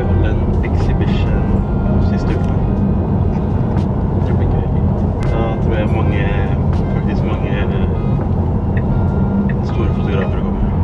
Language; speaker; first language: Norwegian; early bilingual, other home language; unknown